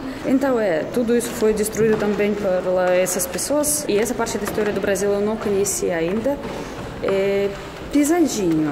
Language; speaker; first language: Portuguese; non-native, fluent; Russian